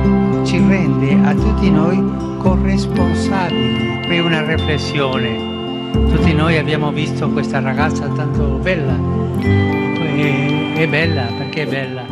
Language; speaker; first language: Italian; non-native, fluent; Spanish